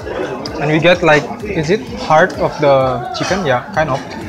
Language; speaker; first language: English; non-native, fluent; Indonesian